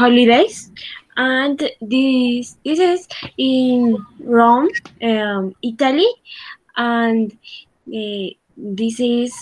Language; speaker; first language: English; non-native, learner; Spanish